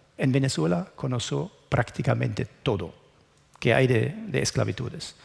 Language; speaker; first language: Spanish; non-native, fluent; German